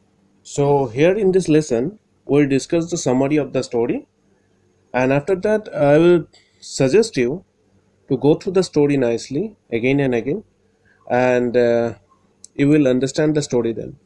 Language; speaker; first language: English; non-native, local second language; Bangla